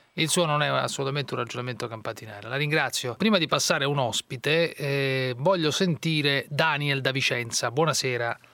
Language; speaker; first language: Italian; native; Italian